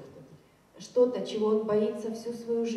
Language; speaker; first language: Russian; native; Russian